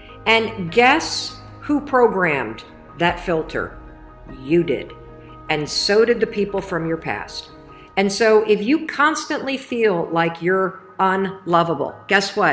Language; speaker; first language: English; native; English